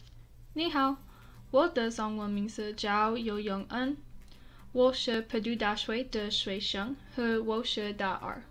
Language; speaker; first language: Chinese; non-native, learner; English